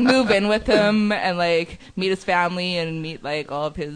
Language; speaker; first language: English; native; English